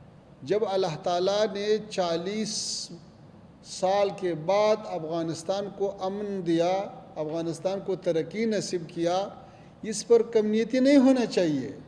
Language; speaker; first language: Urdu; non-native, fluent; Pashto